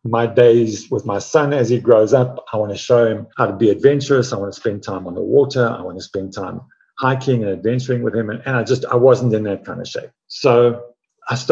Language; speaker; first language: English; native; English